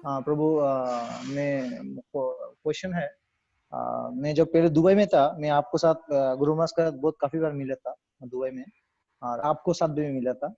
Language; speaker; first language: Hindi; non-native, learner; Bangla